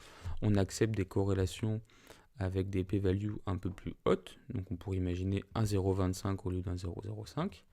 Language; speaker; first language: French; native; French